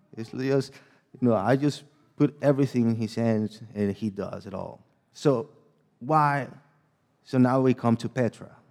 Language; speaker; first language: English; non-native, fluent; Spanish